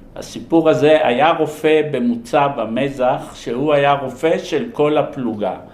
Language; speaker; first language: Hebrew; early bilingual, other home language; Polish